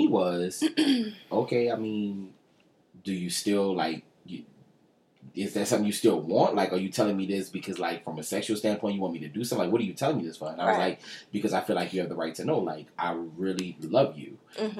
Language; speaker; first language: English; native; English